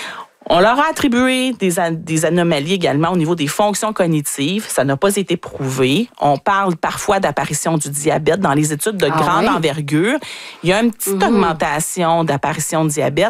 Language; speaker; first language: French; native; French